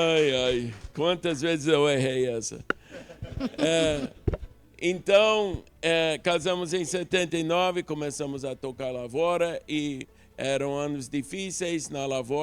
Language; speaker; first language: Portuguese; non-native, local second language; English